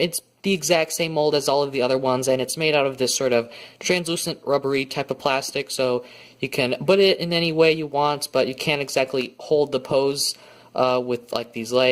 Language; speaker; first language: English; native; English